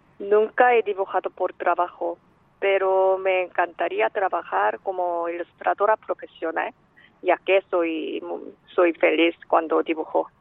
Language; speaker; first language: Spanish; non-native, fluent; Korean